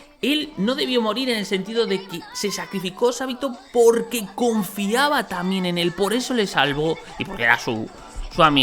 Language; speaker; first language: Spanish; native; Spanish